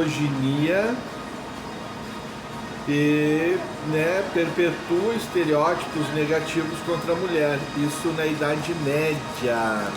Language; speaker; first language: Portuguese; native; Portuguese